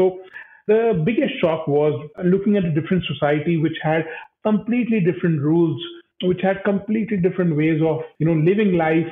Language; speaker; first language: English; non-native, local second language; Hindi